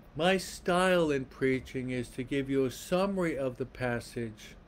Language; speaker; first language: English; native; English